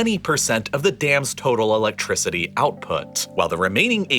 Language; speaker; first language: English; native; English